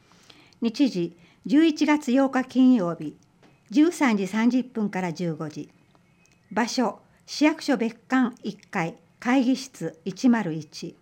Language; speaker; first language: Japanese; native; Japanese